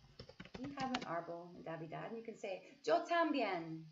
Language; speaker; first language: Spanish; non-native, learner; English